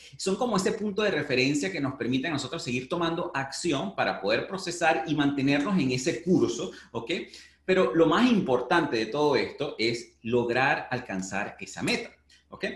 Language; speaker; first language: Spanish; native; Spanish